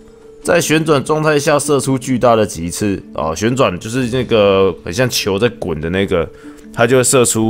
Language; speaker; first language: Chinese; native; Chinese